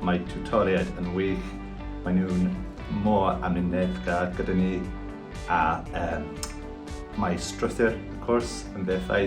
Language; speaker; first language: Welsh; non-native, local second language; English